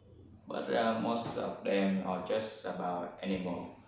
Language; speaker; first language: English; non-native, learner; Vietnamese